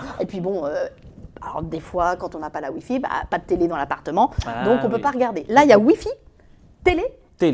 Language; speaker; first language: French; native; French